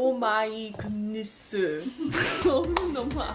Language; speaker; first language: Korean; early bilingual, heritage; English